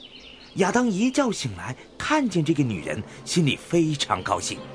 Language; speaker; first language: Chinese; native; Chinese